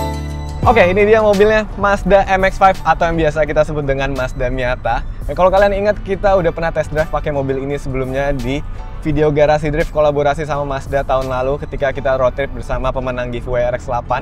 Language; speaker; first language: Indonesian; native; Indonesian